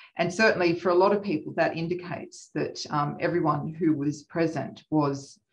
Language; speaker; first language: English; native; English